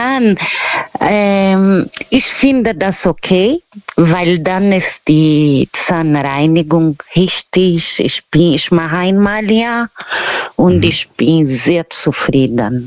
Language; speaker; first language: German; non-native, fluent; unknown